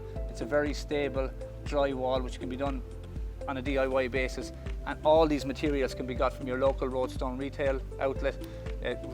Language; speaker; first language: English; native; English